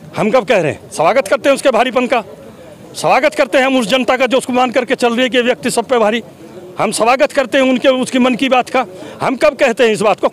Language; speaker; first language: Hindi; native; Hindi